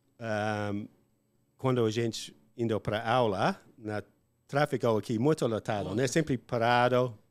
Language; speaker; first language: Portuguese; non-native, learner; English